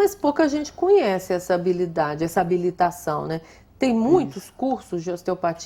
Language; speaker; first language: Portuguese; native; Portuguese